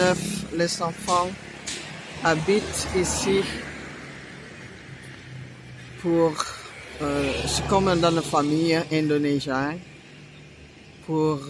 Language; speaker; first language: French; non-native, fluent; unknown